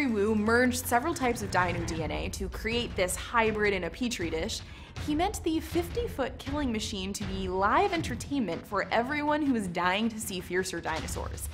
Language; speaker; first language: English; native; English